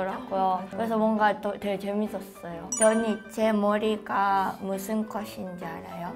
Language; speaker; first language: Korean; non-native, fluent; Japanese